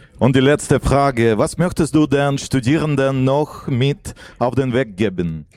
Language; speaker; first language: German; non-native, fluent; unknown